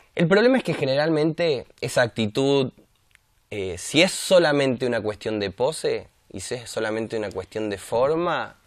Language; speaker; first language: Spanish; native; Spanish